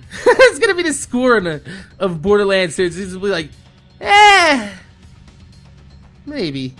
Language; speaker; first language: English; native; English